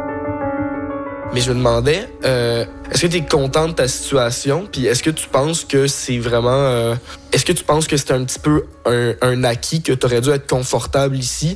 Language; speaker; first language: French; native; French